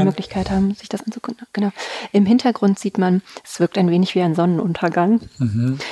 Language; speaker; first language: German; native; German